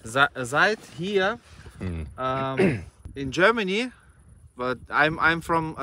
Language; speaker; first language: English; non-native, learner; Russian